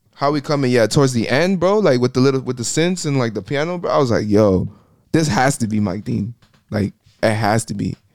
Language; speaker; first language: English; early bilingual, other home language; Spanish